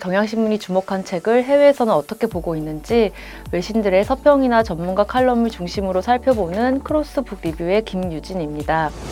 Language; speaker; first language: Korean; native; Korean